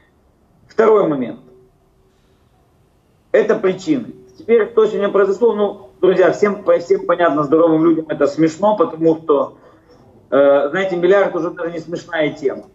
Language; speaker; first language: Russian; native; Russian